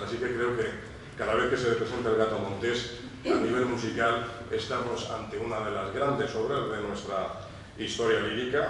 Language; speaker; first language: Spanish; native; Spanish